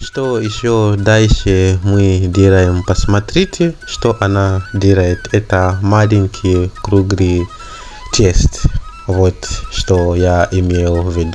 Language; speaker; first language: Russian; non-native, learner; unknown